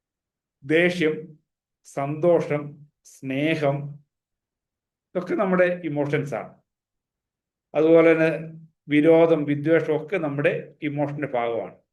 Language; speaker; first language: Malayalam; native; Malayalam